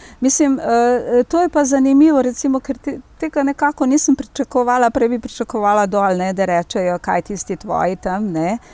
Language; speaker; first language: Slovenian; native; Slovenian